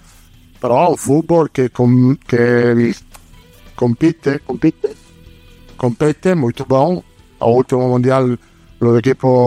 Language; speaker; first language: Portuguese; non-native, learner; Italian